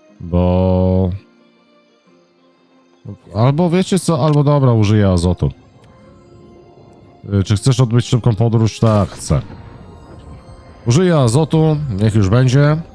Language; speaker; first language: Polish; native; Polish